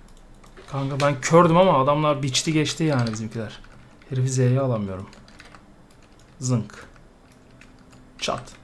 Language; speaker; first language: Turkish; native; Turkish